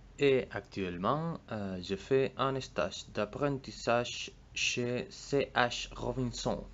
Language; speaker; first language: French; non-native, learner; Spanish